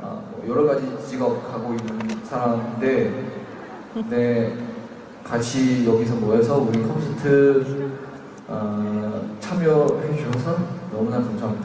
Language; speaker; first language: Korean; non-native, fluent; Chinese